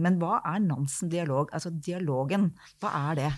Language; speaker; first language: Norwegian; native; Norwegian